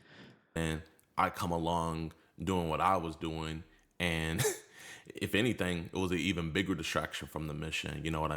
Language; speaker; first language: English; native; English